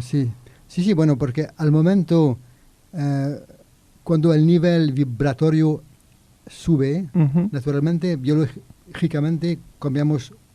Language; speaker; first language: Spanish; non-native, learner; French